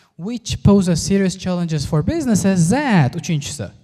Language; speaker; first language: English; non-native, fluent; Uzbek